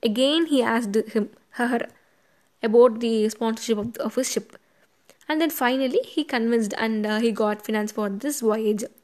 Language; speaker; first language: English; non-native, local second language; Tamil